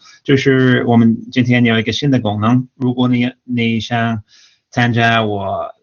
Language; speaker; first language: Chinese; non-native, fluent; English